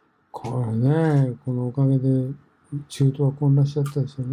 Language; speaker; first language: Japanese; native; Japanese